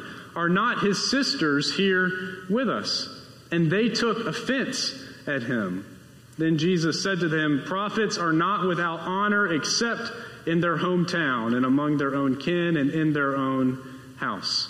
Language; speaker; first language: English; native; English